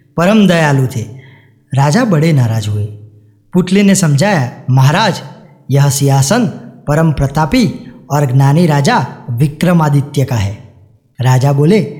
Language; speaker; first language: Hindi; non-native, local second language; Gujarati